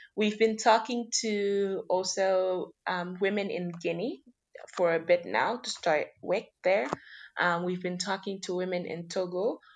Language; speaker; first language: English; non-native, fluent; French